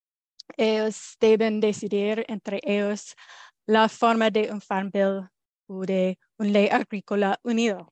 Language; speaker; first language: Spanish; non-native, fluent; English